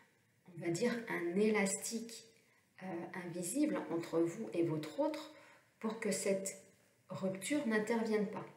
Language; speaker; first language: French; native; French